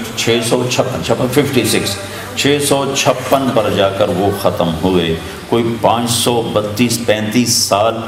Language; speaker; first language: Urdu; non-native, local second language; Punjabi